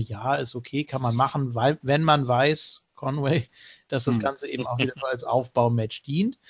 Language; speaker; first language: German; native; German